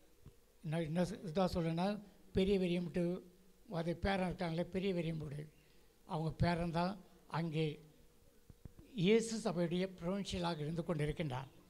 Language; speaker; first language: Tamil; native; Tamil